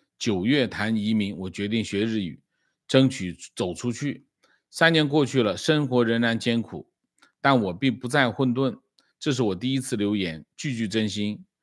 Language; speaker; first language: Chinese; native; Chinese